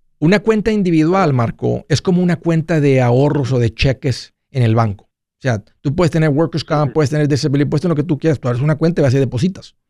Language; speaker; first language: Spanish; native; Spanish